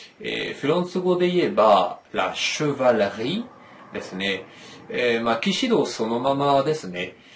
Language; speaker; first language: Japanese; non-native, fluent; French